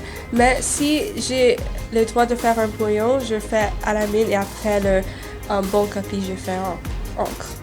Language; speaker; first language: French; non-native, local second language; English